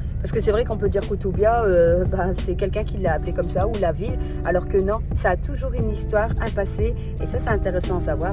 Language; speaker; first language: French; native; French